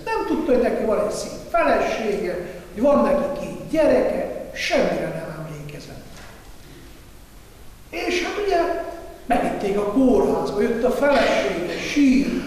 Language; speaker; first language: Hungarian; non-native, fluent; Italian